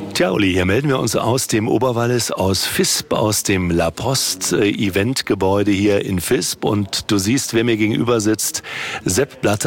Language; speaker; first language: German; native; German